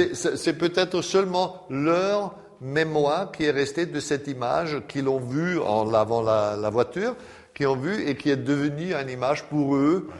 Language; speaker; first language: French; non-native, fluent; German